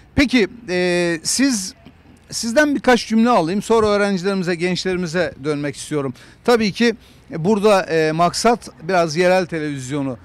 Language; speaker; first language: Turkish; native; Turkish